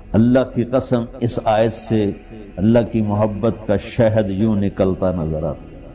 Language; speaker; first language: Urdu; non-native, local second language; Punjabi